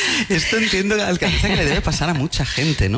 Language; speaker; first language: Spanish; native; Spanish